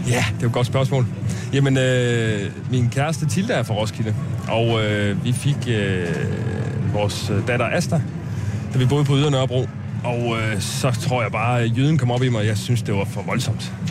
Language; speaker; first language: Danish; native; Danish